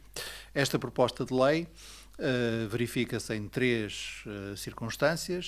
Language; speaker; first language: Portuguese; native; Portuguese